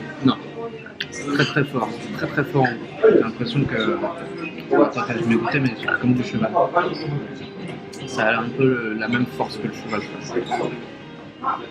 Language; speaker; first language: French; native; French